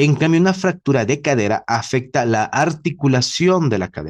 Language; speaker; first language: Spanish; native; Spanish